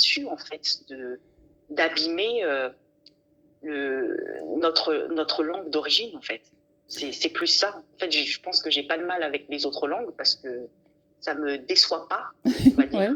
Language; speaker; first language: French; native; French